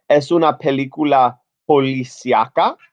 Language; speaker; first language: Spanish; non-native, fluent; English